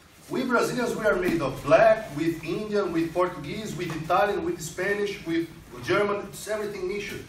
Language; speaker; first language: English; non-native, fluent; Portuguese